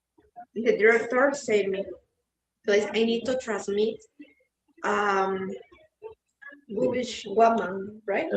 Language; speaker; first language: English; non-native, learner; Spanish